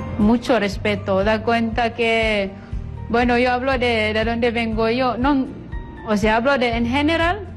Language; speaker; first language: Spanish; non-native, fluent; Indonesian